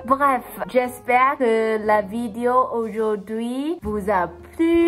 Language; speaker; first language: French; non-native, learner; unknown